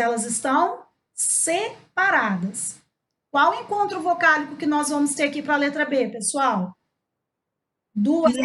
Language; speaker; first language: Portuguese; native; Portuguese